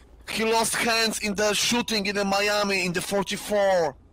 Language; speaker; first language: English; non-native, learner; Polish